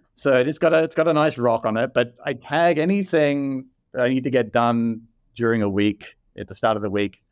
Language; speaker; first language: English; native; English